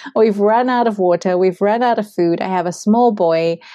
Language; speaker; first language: English; native; English